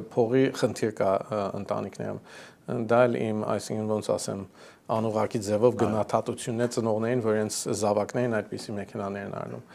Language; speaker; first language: Armenian; early bilingual, heritage; Armenian